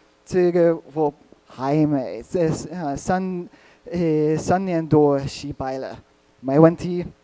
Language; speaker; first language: Chinese; non-native, learner; Hungarian